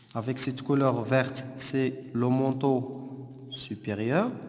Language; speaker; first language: French; non-native, local second language; Arabic